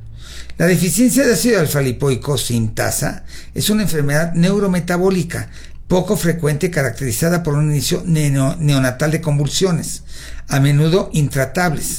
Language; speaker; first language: Spanish; native; Spanish